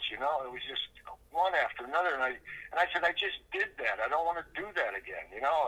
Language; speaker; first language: English; native; English